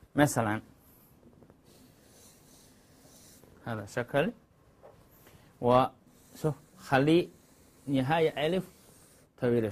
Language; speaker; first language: Arabic; non-native, learner; Chinese